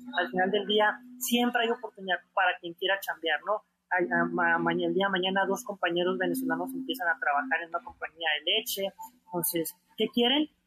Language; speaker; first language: Spanish; native; Spanish